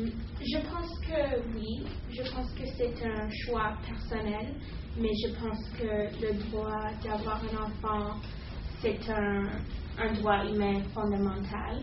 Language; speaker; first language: French; non-native, learner; English